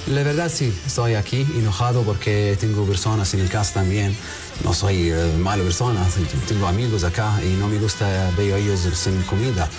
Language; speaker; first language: Spanish; non-native, learner; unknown